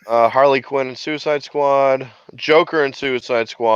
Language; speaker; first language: English; native; English